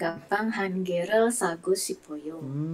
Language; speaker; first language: Korean; non-native, learner; Indonesian